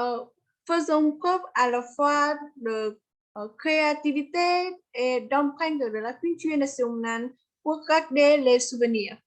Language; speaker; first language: French; non-native, learner; Vietnamese